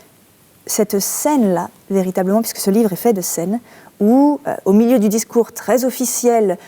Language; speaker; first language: French; native; French